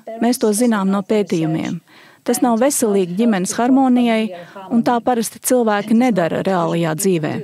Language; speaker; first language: Latvian; native; Latvian